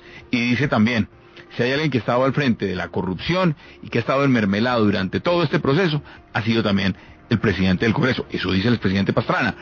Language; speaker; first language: Spanish; native; Spanish